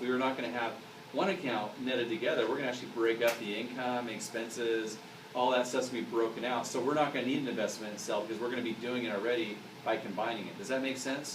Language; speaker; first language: English; native; English